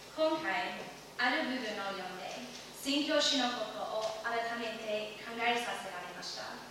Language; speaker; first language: Japanese; non-native, fluent; English